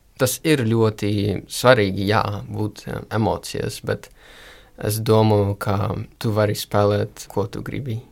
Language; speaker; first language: Latvian; early bilingual, other home language; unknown